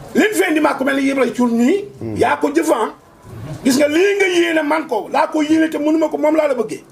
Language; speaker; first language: Wolof; native; Wolof